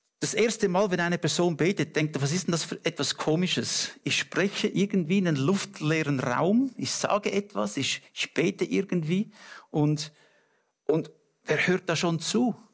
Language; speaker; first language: German; non-native, fluent; English